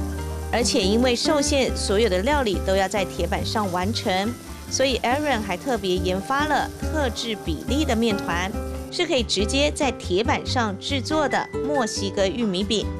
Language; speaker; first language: Chinese; native; Chinese